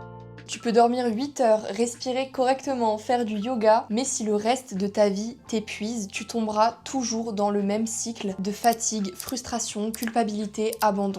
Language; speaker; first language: French; native; French